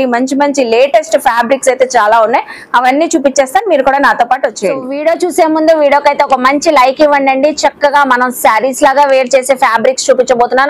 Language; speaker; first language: Telugu; native; Telugu